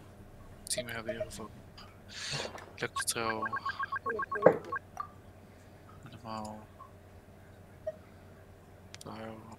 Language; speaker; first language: Dutch; native; Dutch